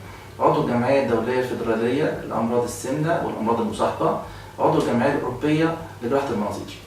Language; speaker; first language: Arabic; native; Arabic